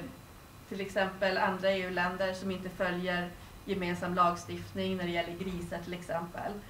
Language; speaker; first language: Swedish; native; Swedish